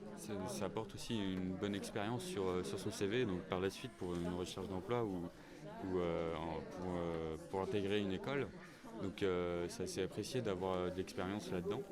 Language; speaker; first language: French; native; French